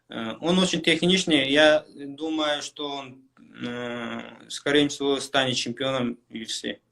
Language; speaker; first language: Russian; non-native, local second language; Kyrgyz